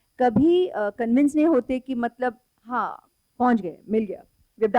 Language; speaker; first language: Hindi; non-native, local second language; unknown